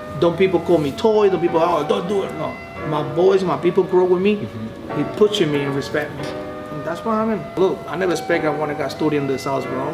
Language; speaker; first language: English; non-native, local second language; Spanish